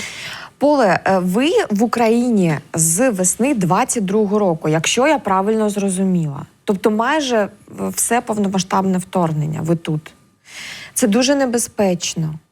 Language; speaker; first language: Ukrainian; native; Ukrainian